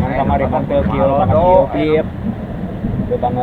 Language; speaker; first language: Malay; non-native, local second language; Sundanese